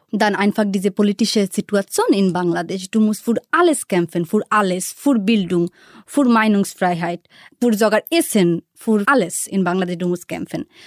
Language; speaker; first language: German; non-native, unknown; Bangla